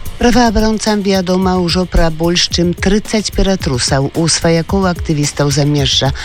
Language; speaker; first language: Belarusian; native; Belarusian